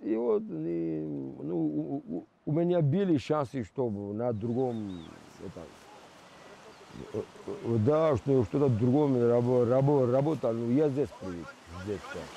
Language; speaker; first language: Russian; non-native, local second language; Georgian